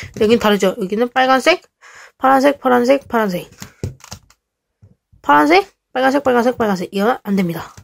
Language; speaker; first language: Korean; native; Korean